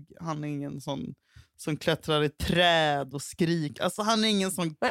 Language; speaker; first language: Swedish; native; Swedish